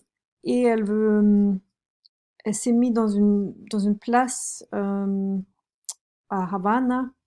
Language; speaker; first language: French; non-native, fluent; German